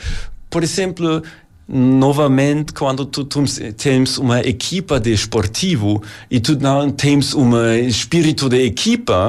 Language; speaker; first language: Portuguese; non-native, learner; German